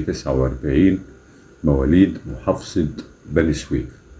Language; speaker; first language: Arabic; native; Arabic